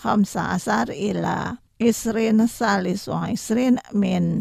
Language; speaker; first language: Arabic; non-native, fluent; Indonesian